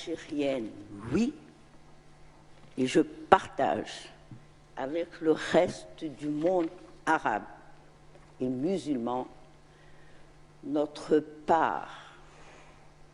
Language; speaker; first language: French; non-native, local second language; Arabic